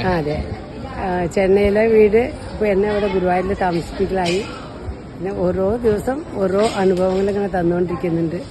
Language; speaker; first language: Malayalam; early bilingual, heritage; Malayalam